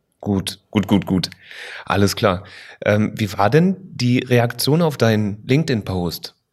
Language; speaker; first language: German; native; German